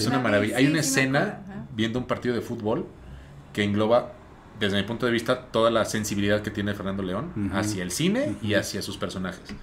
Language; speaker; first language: Spanish; native; Spanish